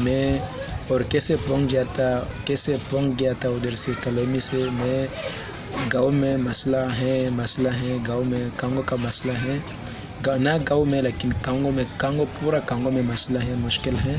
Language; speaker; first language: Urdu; non-native, learner; Swahili